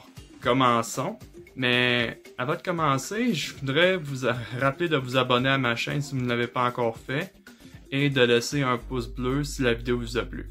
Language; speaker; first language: French; native; French